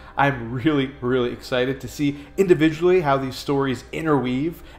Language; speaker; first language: English; native; English